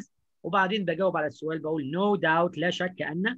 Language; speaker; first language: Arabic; native; Arabic